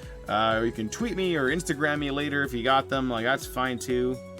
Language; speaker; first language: English; native; English